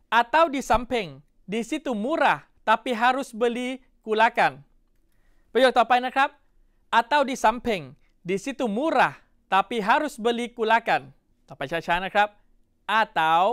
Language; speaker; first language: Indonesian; non-native, fluent; Thai